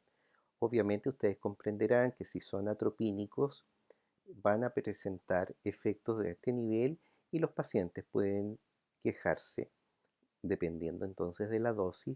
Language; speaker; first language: Spanish; native; Spanish